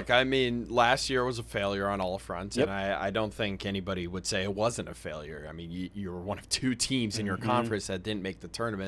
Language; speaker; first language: English; native; English